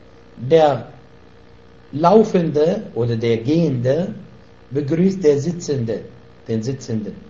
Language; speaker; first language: German; non-native, fluent; Arabic